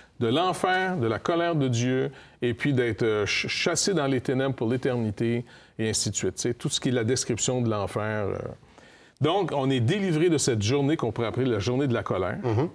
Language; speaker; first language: French; native; French